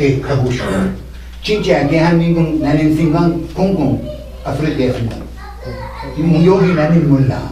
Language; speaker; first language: Korean; non-native, learner; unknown